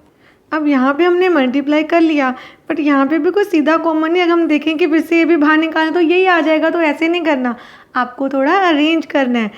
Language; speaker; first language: Hindi; native; Hindi